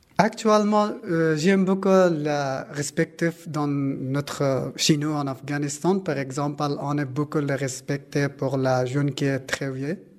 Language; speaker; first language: French; non-native, learner; Persian